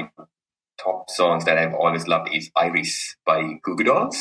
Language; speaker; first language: English; non-native, local second language; Sinhala